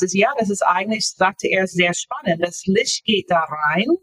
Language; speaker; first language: German; non-native, fluent; English